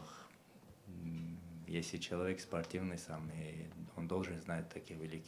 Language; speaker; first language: Russian; non-native, local second language; Chechen